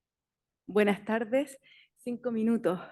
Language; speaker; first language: Spanish; native; Spanish